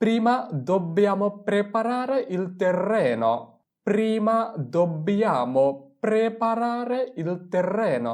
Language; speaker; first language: Italian; non-native, fluent; Bangla